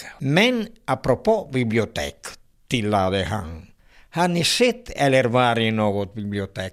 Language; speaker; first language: Swedish; non-native, fluent; Italian